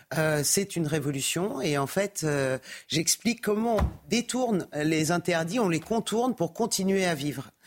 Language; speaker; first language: French; early bilingual, other home language; Persian